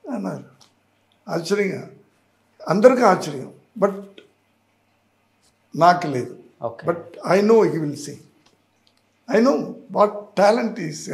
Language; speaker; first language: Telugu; non-native, learner; Tamil